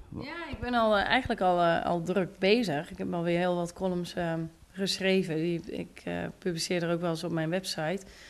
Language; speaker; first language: Dutch; native; Dutch